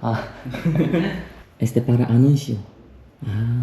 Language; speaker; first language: Spanish; non-native, learner; Korean